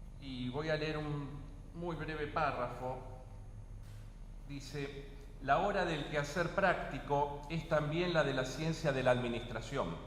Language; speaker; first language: Spanish; native; Spanish